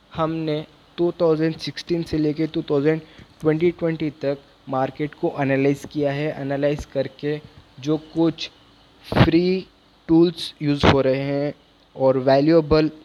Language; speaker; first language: Hindi; non-native, local second language; Urdu